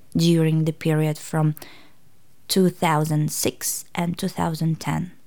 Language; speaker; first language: English; non-native, fluent; Uzbek